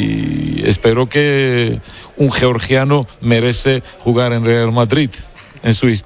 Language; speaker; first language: Spanish; non-native, learner; Georgian